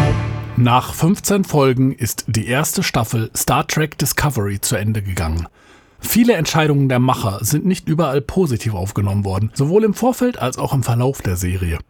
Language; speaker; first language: German; native; German